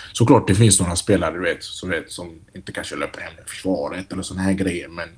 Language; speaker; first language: Swedish; early bilingual, other home language; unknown